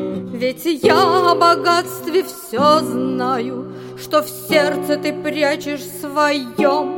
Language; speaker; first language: Russian; native; Russian